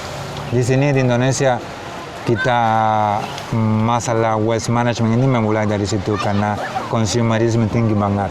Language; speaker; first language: Indonesian; non-native, fluent; Spanish